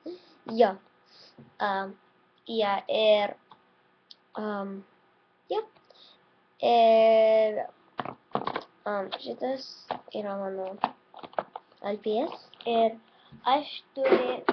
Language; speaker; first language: Lithuanian; early bilingual, heritage; Lithuanian